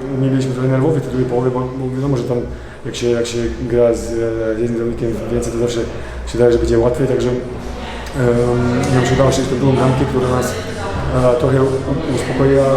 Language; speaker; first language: Polish; non-native, fluent; Serbian